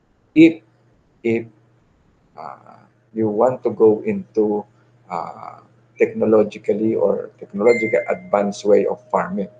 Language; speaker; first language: English; non-native, local second language; Filipino